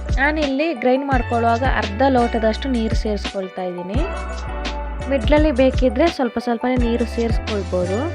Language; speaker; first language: Kannada; non-native, local second language; Tulu